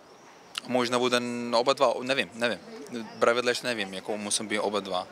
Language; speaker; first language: Czech; non-native, learner; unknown